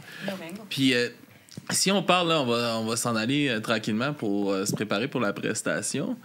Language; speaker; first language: French; native; French